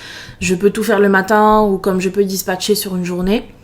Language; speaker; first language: French; native; French